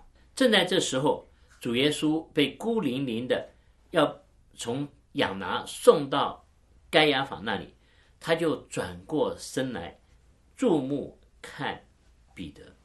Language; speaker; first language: Chinese; native; Chinese